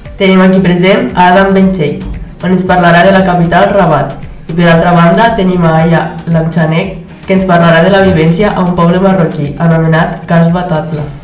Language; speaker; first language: Catalan; native; Catalan